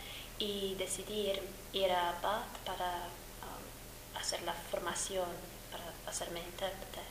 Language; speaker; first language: Spanish; non-native, fluent; English